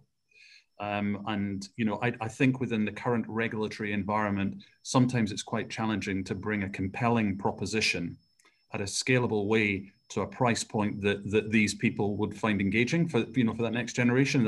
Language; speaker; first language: English; native; English